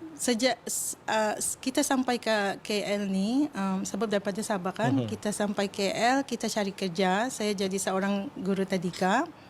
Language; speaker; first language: Malay; non-native, fluent; Filipino